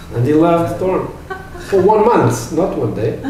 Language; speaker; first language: English; non-native, fluent; Portuguese